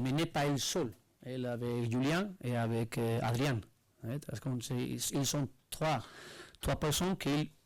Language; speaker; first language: French; non-native, learner; Spanish